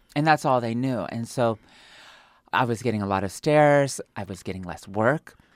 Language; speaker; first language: English; native; English